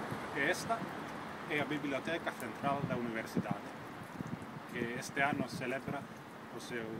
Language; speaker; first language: Galician; non-native, fluent; Finnish